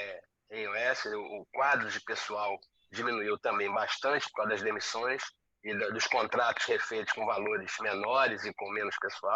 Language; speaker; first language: Portuguese; native; Portuguese